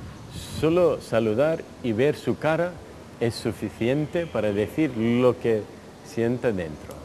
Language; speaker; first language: Spanish; early bilingual, heritage; Spanish